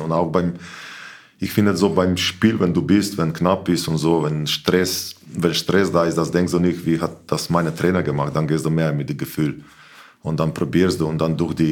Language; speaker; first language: German; non-native, learner; Slovenian